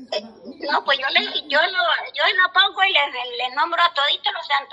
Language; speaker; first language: Spanish; native; Spanish